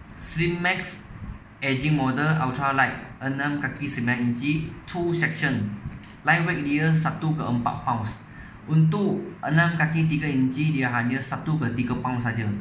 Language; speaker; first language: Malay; non-native, local second language; Chinese